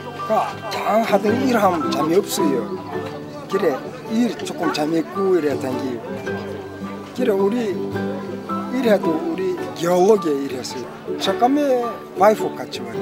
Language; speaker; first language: Korean; early bilingual, heritage; Russian